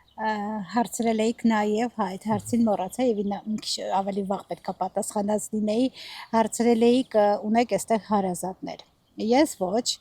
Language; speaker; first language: Armenian; native; Armenian